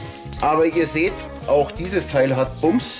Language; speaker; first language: German; native; German